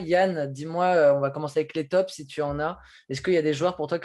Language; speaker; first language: French; native; French